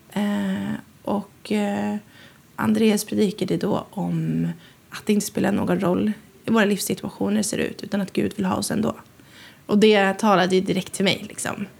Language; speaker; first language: Swedish; native; Swedish